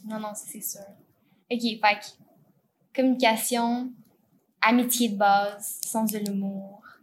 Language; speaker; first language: French; native; French